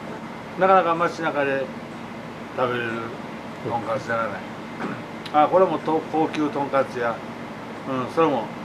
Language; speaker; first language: Japanese; native; Japanese